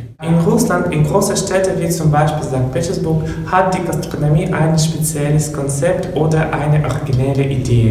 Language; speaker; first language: German; non-native, learner; Russian